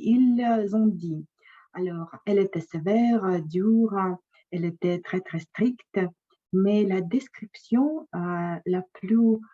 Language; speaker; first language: French; non-native, fluent; Russian